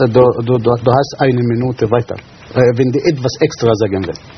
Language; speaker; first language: German; non-native, fluent; Arabic